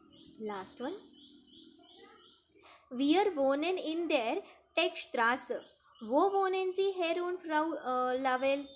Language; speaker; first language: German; non-native, fluent; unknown